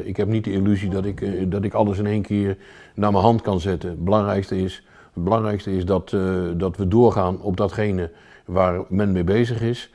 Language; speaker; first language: Dutch; native; Dutch